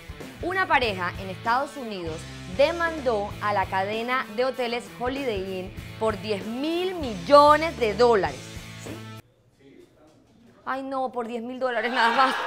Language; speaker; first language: Spanish; native; Spanish